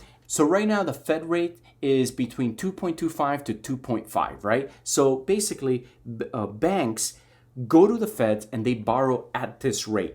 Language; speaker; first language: English; native; English